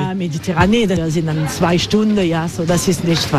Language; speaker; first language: German; non-native, learner; French